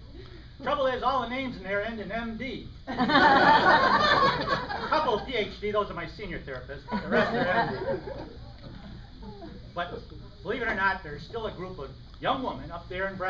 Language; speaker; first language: English; native; English